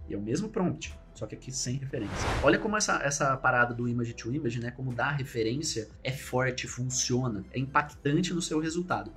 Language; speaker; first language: Portuguese; native; Portuguese